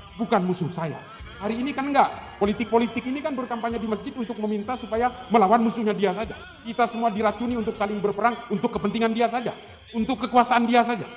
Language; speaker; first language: Indonesian; non-native, local second language; Madurese